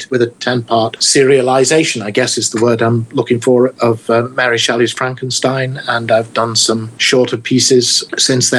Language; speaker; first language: English; native; English